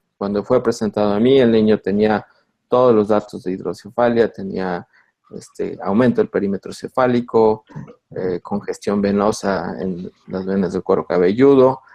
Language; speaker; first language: Spanish; native; Spanish